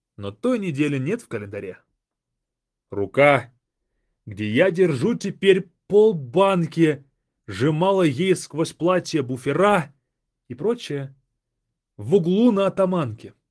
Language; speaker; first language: Russian; native; Russian